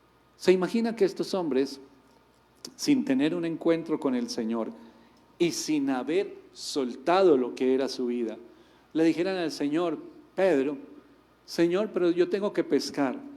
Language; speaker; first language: Spanish; native; Spanish